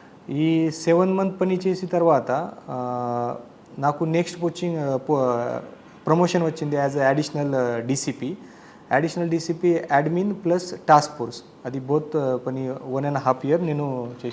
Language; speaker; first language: Telugu; non-native, learner; Marathi